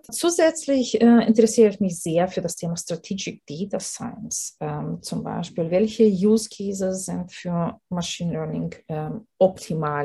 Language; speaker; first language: German; non-native, fluent; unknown